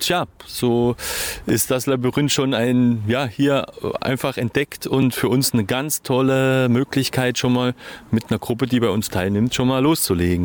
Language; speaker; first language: German; native; German